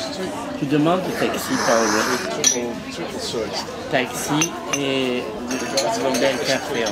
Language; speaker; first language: Italian; non-native, learner; French